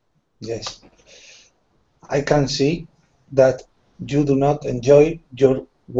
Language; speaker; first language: English; non-native, learner; Spanish